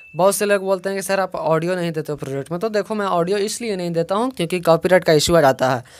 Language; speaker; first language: Hindi; native; Hindi